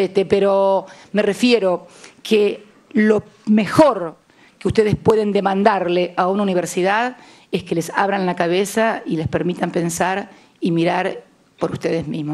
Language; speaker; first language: Spanish; native; Spanish